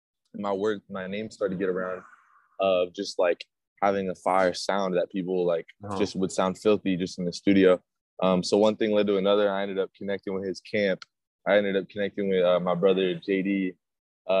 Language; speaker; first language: English; native; English